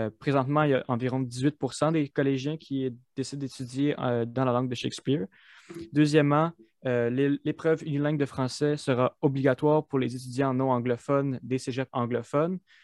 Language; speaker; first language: French; native; French